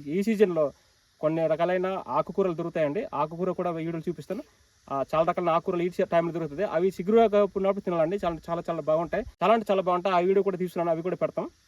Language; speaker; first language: Telugu; native; Telugu